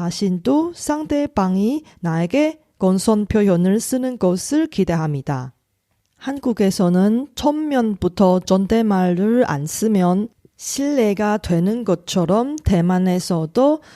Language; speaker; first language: Korean; non-native, fluent; Chinese